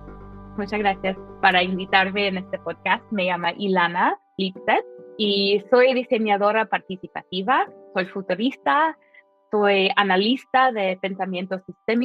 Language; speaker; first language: Spanish; non-native, fluent; English